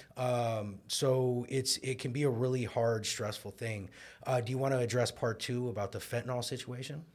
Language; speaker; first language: English; native; English